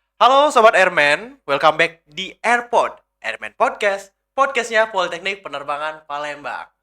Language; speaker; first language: Indonesian; native; Indonesian